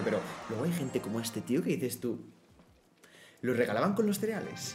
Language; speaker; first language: Spanish; native; Spanish